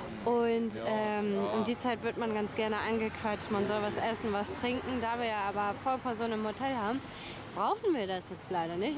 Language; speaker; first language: German; native; German